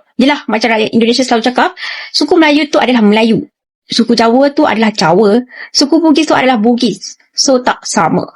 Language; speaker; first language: Malay; native; Malay